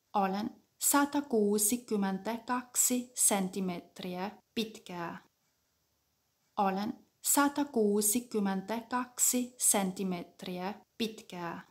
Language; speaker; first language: Finnish; non-native, fluent; German